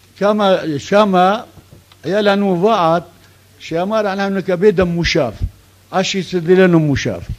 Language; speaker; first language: Hebrew; non-native, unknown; Kurdish